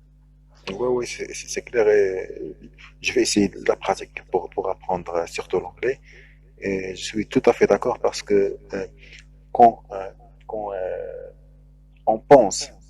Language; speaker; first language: French; non-native, local second language; Arabic